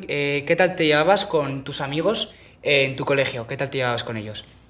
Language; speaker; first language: Spanish; native; Spanish